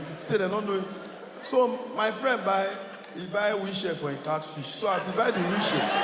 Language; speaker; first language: Nigerian Pidgin; native; Nigerian Pidgin